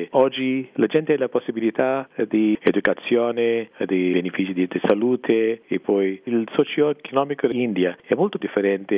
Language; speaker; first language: Italian; non-native, fluent; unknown